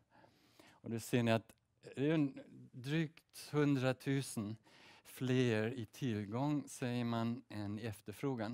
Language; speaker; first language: Swedish; early bilingual, heritage; Swedish